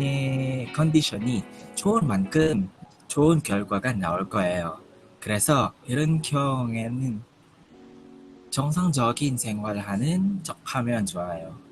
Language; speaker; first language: Korean; non-native, learner; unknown